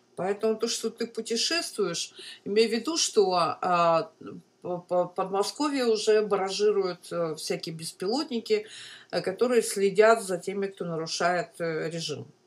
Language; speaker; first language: Russian; native; Russian